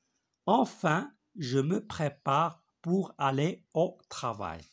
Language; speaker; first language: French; non-native, local second language; Arabic